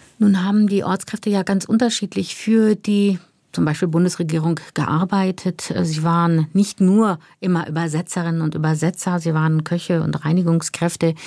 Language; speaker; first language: German; native; German